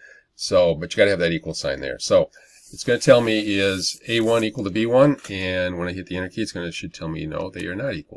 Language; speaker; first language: English; native; English